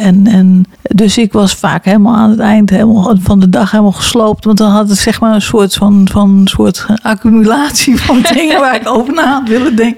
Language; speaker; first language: Dutch; native; Dutch